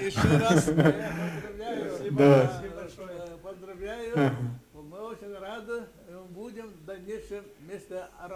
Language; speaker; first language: Russian; non-native, local second language; Yakut